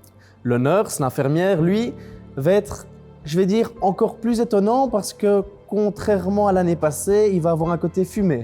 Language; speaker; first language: French; native; French